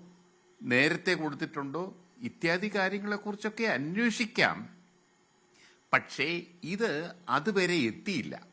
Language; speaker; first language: Malayalam; native; Malayalam